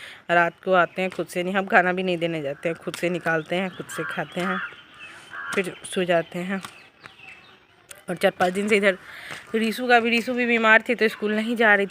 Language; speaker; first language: Hindi; native; Hindi